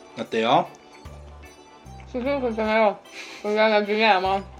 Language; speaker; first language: Korean; non-native, learner; Ukrainian